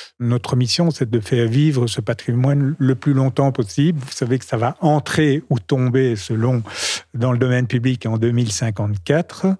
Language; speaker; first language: French; native; French